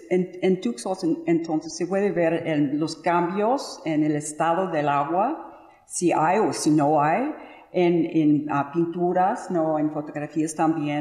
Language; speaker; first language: Spanish; non-native, fluent; English